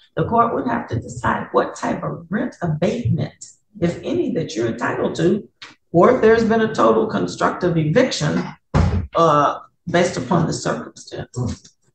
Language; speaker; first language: English; native; English